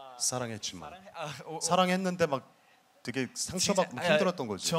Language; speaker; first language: Korean; native; Korean